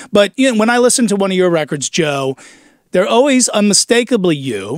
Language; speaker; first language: English; native; English